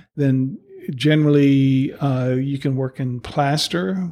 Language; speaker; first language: English; native; English